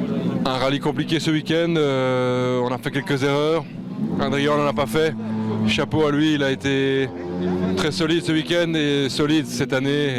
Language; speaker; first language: French; native; French